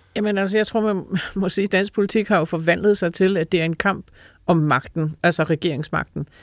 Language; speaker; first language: Danish; native; Danish